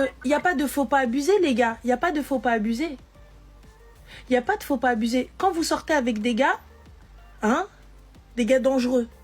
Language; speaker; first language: French; native; French